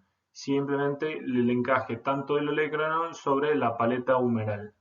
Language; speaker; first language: Spanish; native; Spanish